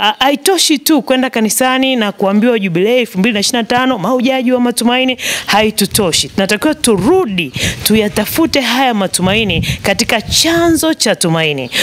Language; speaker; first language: Swahili; native; Swahili